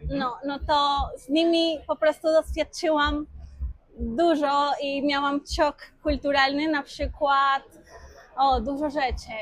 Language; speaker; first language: Polish; non-native, fluent; Spanish